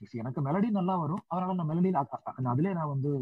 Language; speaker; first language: Tamil; non-native, local second language; Malayalam